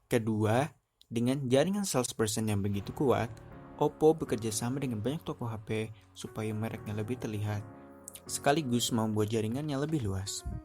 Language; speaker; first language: Indonesian; native; Indonesian